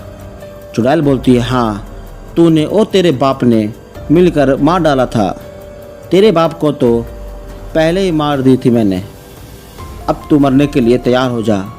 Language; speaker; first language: Hindi; native; Hindi